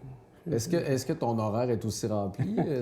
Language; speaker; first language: French; native; French